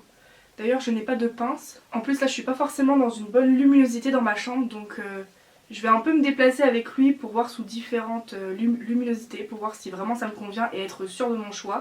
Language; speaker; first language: French; native; French